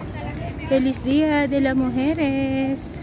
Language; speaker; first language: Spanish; non-native, learner; Filipino